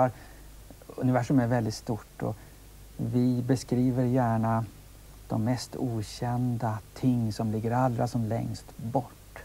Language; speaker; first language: Swedish; native; Swedish